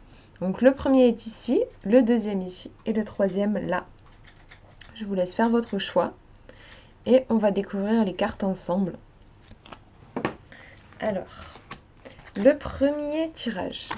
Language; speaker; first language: French; native; French